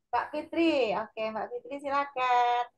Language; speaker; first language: Indonesian; native; Indonesian